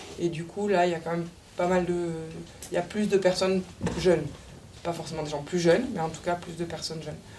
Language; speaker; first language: French; native; French